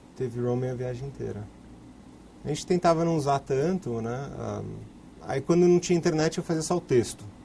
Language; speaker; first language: Portuguese; native; Portuguese